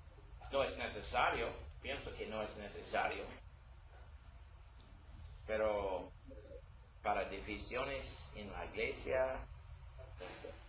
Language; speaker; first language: Spanish; non-native, learner; English